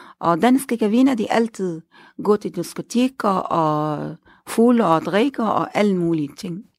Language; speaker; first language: Danish; non-native, learner; Arabic